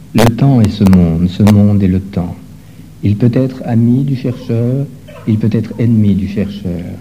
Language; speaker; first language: French; native; French